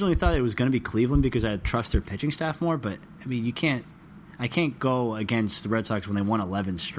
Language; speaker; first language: English; native; English